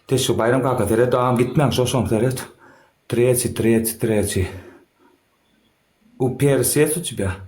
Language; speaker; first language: Russian; non-native, learner; Turkmen